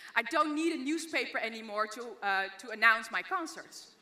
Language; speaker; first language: English; non-native, fluent; Dutch